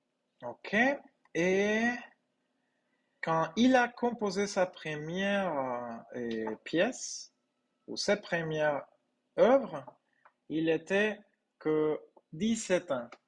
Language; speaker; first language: French; non-native, fluent; Spanish